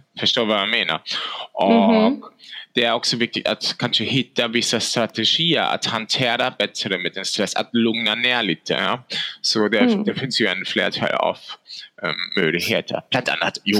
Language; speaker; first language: Swedish; non-native, fluent; German